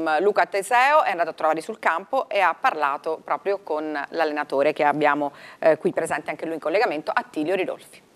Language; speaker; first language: Italian; native; Italian